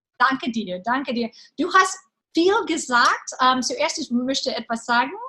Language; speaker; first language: German; non-native, learner; English